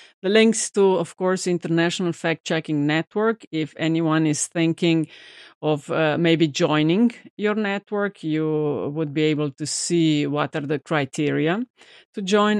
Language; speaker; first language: English; non-native, fluent; Slovenian